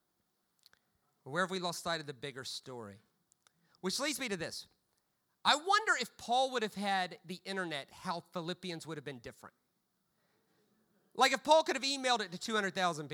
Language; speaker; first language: English; native; English